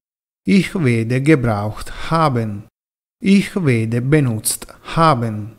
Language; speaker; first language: German; non-native, fluent; Italian